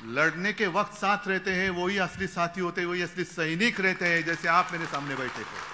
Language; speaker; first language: Hindi; non-native, local second language; Marathi